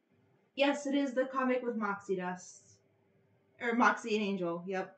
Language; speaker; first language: English; native; English